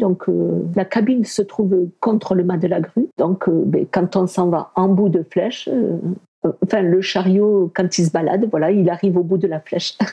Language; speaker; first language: French; early bilingual, other home language; Spanish